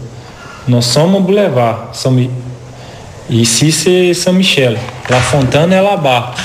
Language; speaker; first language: French; non-native, learner; Portuguese